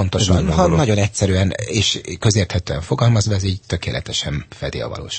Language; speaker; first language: Hungarian; native; Hungarian